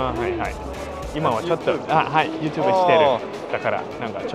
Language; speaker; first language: Japanese; non-native, learner; Thai